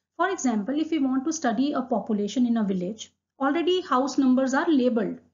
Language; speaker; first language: English; non-native, local second language; Hindi